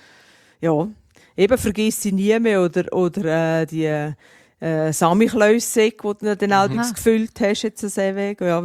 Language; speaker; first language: German; native; German